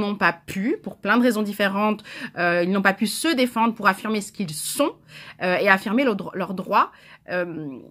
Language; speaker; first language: French; native; French